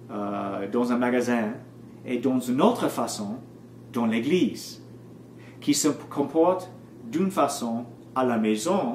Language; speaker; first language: French; non-native, learner; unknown